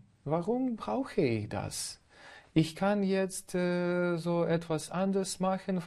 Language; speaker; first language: German; non-native, fluent; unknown